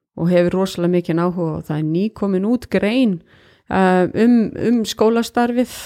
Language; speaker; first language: Icelandic; native; Icelandic